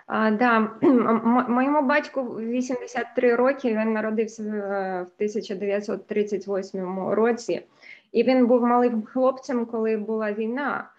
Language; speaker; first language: Ukrainian; non-native, local second language; Russian